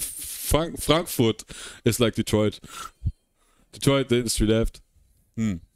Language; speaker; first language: English; non-native, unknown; German